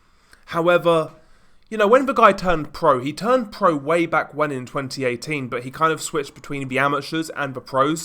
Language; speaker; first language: English; native; English